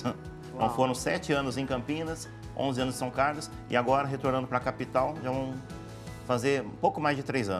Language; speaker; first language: Portuguese; native; Portuguese